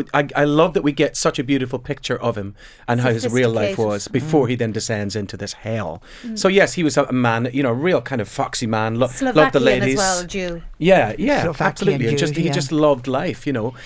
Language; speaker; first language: English; native; English